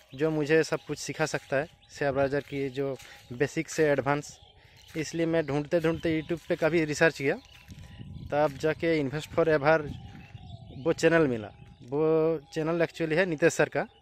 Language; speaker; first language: Hindi; non-native, local second language; Bangla